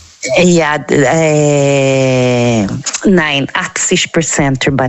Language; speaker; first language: German; non-native, learner; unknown